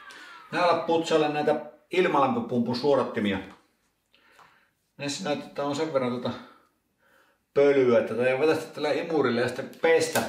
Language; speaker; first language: Finnish; native; Finnish